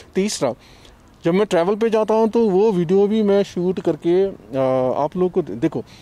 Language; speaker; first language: Hindi; native; Hindi